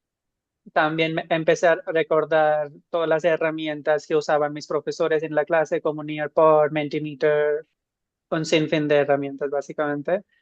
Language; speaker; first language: Spanish; non-native, fluent; Hindi